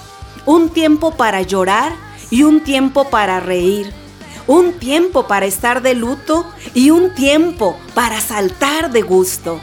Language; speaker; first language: Spanish; native; Spanish